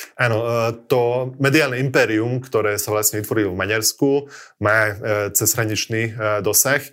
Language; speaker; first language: Slovak; non-native, local second language; Hungarian